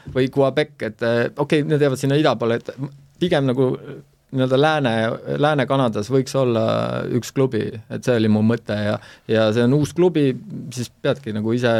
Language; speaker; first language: Estonian; native; Estonian